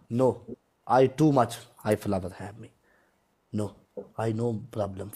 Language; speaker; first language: English; non-native, learner; Punjabi